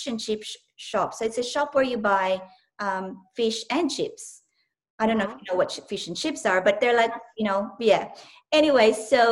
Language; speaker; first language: English; non-native, local second language; Cebuano